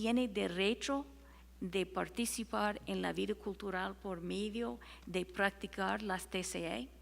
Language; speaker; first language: Spanish; non-native, fluent; English